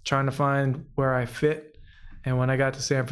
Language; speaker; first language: English; native; English